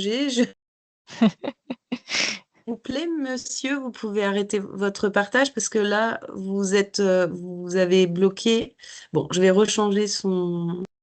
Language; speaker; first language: French; native; French